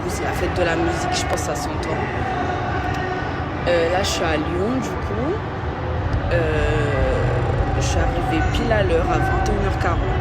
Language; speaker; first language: French; native; French